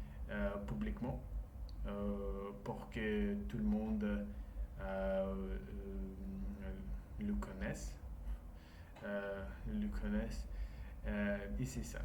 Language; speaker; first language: French; non-native, learner; Russian